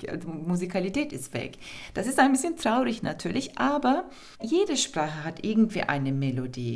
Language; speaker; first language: German; non-native, fluent; Turkish